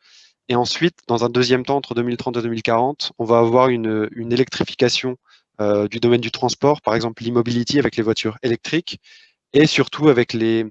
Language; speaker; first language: French; native; French